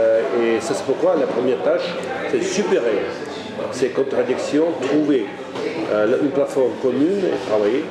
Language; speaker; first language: French; non-native, fluent; Russian